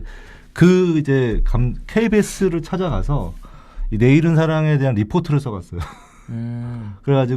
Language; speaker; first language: Korean; native; Korean